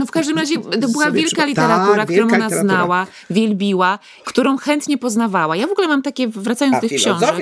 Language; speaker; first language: Polish; native; Polish